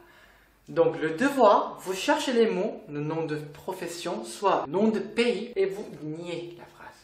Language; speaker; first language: French; non-native, fluent; Korean